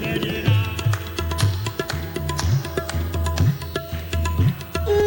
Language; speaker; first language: English; non-native, local second language; Hindi